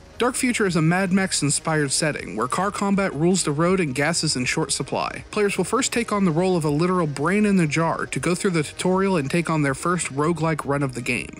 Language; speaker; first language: English; native; English